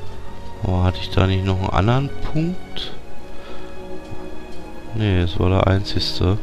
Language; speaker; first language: German; native; German